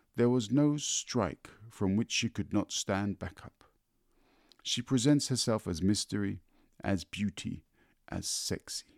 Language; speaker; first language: English; native; English